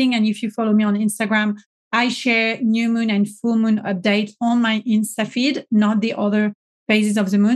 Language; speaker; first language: English; non-native, fluent; French